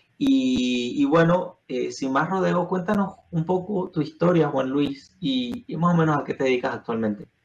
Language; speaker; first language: Spanish; native; Spanish